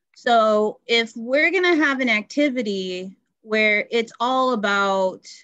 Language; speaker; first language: English; native; English